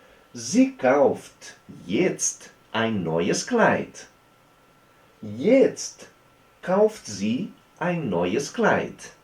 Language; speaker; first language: German; non-native, fluent; Portuguese